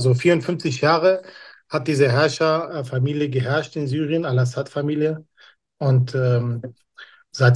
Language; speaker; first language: German; non-native, fluent; Kurdish